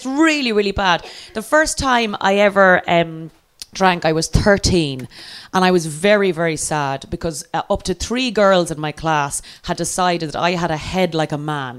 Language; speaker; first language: English; native; English